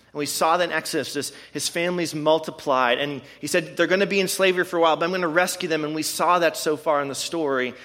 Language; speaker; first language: English; native; English